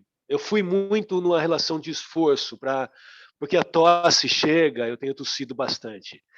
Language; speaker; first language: Portuguese; native; Portuguese